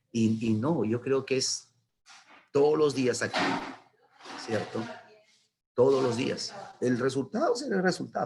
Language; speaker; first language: Spanish; native; Spanish